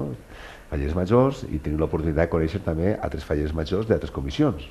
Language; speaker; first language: Catalan; native; Catalan